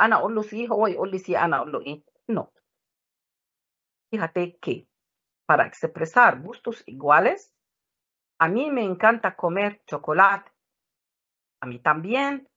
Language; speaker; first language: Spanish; non-native, fluent; Arabic